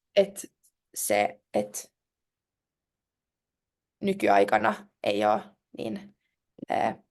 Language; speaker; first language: Finnish; non-native, local second language; Swedish